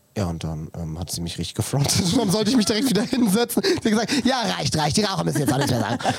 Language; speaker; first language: German; early bilingual, heritage; German